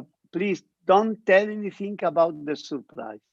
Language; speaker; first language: English; non-native, learner; Italian